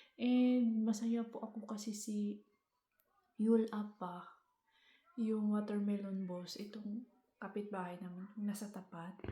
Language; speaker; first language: Filipino; non-native, local second language; Cebuano